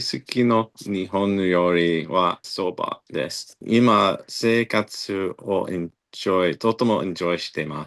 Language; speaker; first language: Japanese; non-native, learner; English